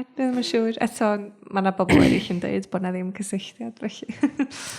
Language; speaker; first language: Welsh; native; Welsh